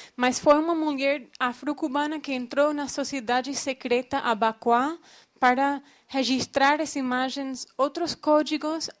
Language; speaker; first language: Portuguese; non-native, fluent; English